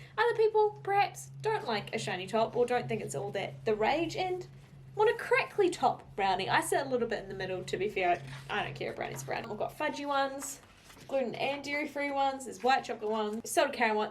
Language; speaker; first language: English; native; English